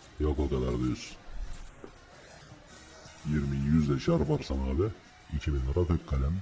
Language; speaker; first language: Turkish; native; Turkish